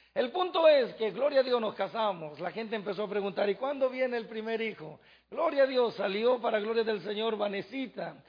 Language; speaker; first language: Spanish; native; Spanish